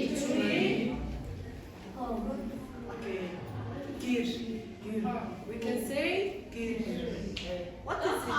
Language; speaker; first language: English; non-native, fluent; Mongolian